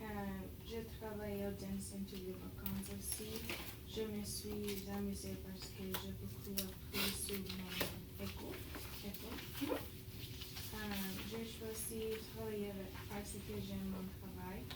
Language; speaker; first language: French; non-native, learner; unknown